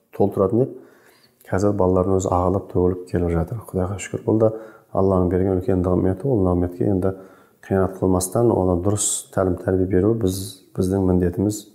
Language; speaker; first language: Kazakh; native; Kazakh